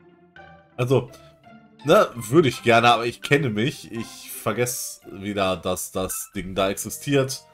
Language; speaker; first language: German; native; German